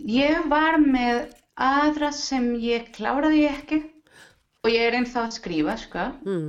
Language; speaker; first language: Icelandic; non-native, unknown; Spanish